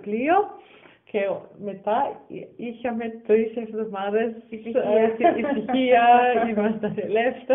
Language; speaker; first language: Greek; non-native, learner; German